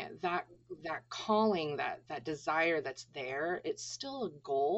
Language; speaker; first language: English; native; English